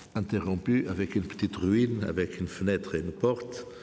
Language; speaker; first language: French; non-native, fluent; Portuguese